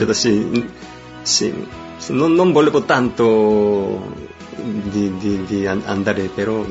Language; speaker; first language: Italian; non-native, fluent; Korean